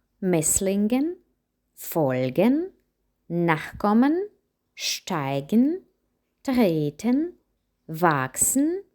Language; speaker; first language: German; non-native, fluent; Ukrainian